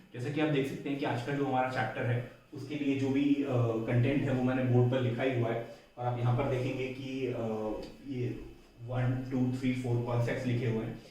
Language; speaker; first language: Hindi; native; Hindi